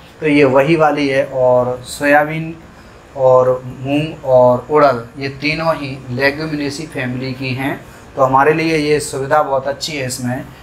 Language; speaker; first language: Hindi; native; Hindi